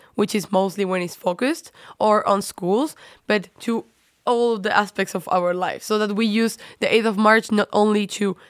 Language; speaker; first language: English; non-native, fluent; Spanish